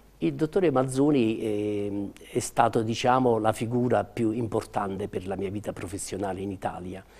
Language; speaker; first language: Italian; native; Italian